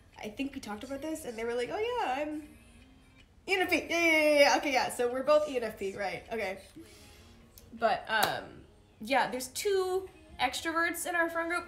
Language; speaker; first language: English; native; English